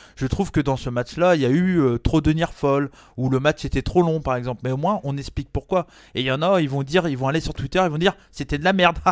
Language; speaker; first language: French; native; French